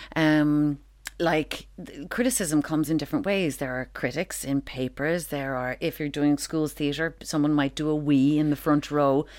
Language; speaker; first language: English; native; English